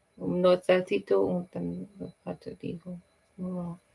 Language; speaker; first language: Spanish; non-native, learner; English